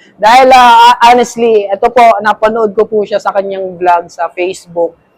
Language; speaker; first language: Filipino; native; Filipino